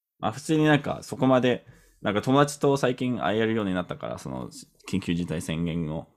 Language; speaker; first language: Japanese; non-native, fluent; English